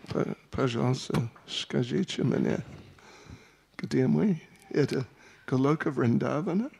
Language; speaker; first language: Russian; non-native, learner; English